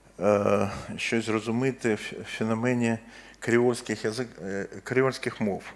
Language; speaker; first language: Ukrainian; non-native, local second language; Russian